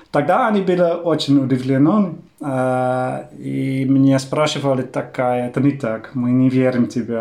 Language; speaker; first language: Russian; non-native, fluent; Dutch